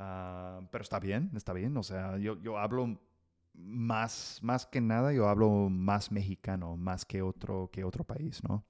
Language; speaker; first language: Spanish; non-native, fluent; English